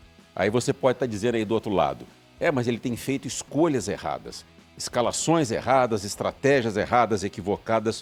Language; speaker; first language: Portuguese; native; Portuguese